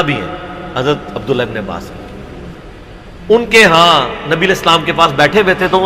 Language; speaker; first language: Urdu; non-native, local second language; Punjabi